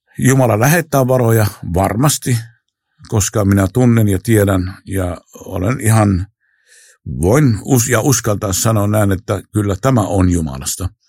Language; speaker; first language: Finnish; non-native, fluent; Arabic